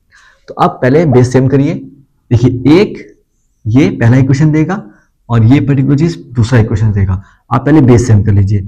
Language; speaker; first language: Hindi; native; Hindi